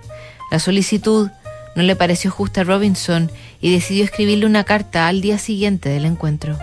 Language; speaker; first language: Spanish; native; Spanish